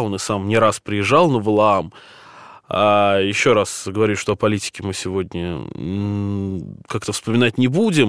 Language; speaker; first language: Russian; native; Russian